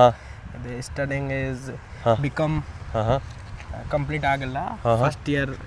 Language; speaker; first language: Kannada; non-native, learner; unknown